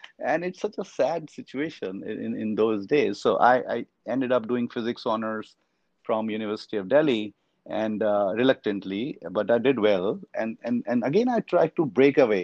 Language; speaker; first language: English; non-native, local second language; Hindi